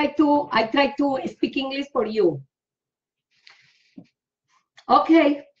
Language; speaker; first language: English; non-native, learner; Spanish